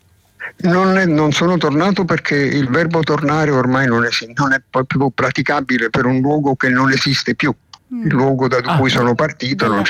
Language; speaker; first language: Italian; native; Italian